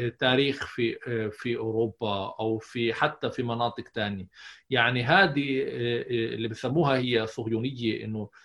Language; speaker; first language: Arabic; native; Arabic